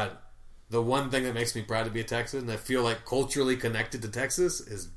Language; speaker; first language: English; native; English